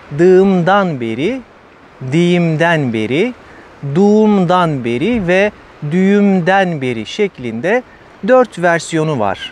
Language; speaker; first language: Turkish; native; Turkish